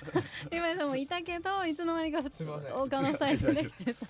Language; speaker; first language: Japanese; native; Japanese